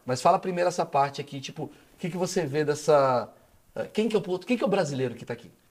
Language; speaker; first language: Portuguese; native; Portuguese